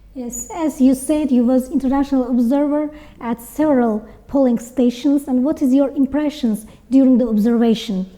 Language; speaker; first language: English; non-native, learner; Azerbaijani